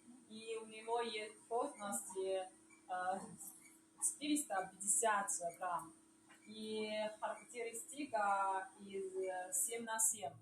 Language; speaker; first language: Russian; non-native, learner; Chinese